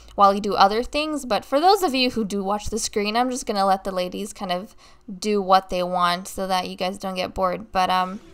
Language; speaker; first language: English; native; English